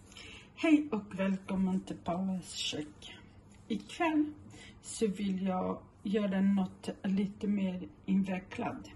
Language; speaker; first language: Swedish; non-native, local second language; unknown